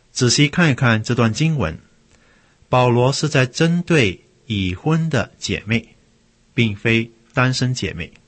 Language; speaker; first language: Chinese; native; Chinese